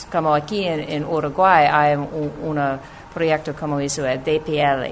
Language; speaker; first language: Spanish; non-native, fluent; English